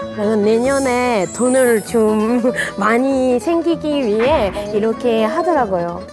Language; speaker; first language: Korean; non-native, fluent; French